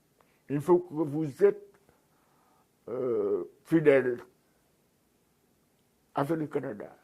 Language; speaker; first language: French; non-native, fluent; Vietnamese